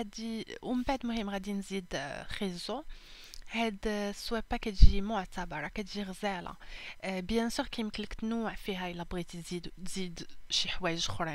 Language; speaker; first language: Arabic; native; Arabic